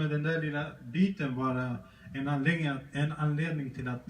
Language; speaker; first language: Swedish; early bilingual, other home language; Spanish